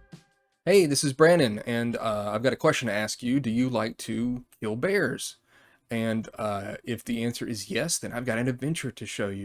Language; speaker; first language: English; native; English